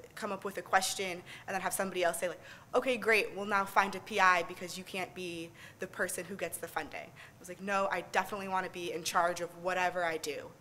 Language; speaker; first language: English; native; English